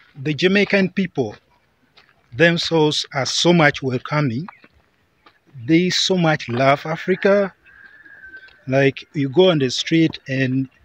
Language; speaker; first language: English; non-native, local second language; Acoli